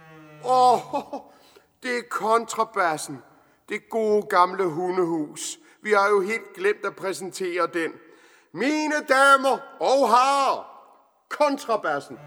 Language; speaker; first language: Danish; native; Danish